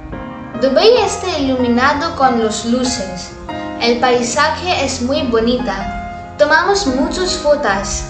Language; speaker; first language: Spanish; non-native, learner; Hindi